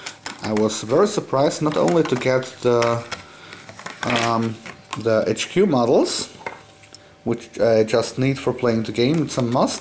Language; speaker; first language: English; non-native, fluent; German